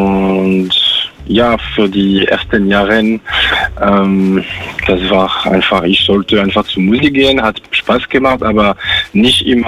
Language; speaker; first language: German; non-native, fluent; French